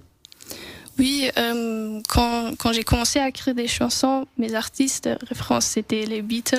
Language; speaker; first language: French; non-native, local second language; English